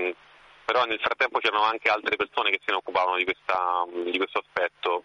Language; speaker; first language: Italian; native; Italian